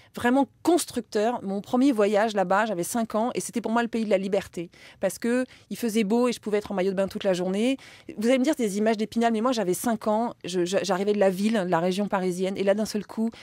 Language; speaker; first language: French; native; French